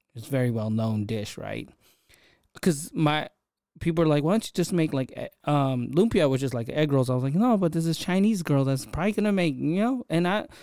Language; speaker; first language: English; early bilingual, other home language; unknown